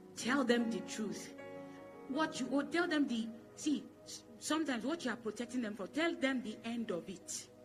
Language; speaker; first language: English; non-native, local second language; Igbo